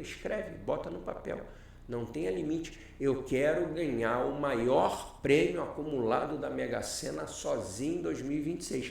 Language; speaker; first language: Portuguese; native; Portuguese